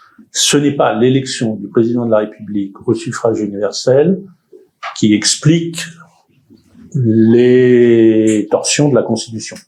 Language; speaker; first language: French; native; French